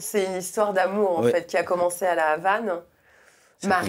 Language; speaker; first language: French; native; French